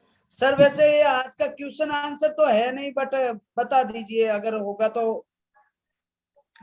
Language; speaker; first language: Hindi; native; Hindi